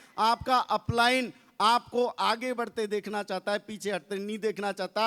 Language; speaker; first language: Hindi; native; Hindi